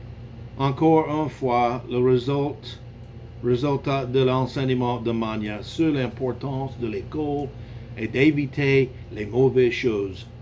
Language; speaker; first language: French; non-native, learner; English